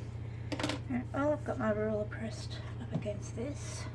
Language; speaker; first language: English; native; English